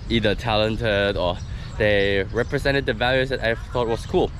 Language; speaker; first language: English; non-native, fluent; German